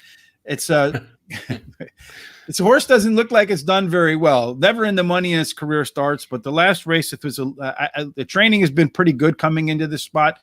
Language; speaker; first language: English; native; English